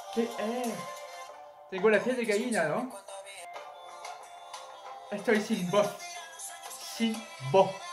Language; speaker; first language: Spanish; non-native, fluent; French